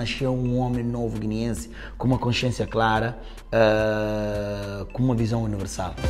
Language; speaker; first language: Portuguese; non-native, local second language; Upper Guinea Crioulo